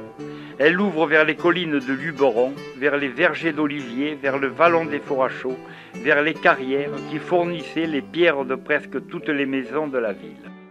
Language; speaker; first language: French; native; French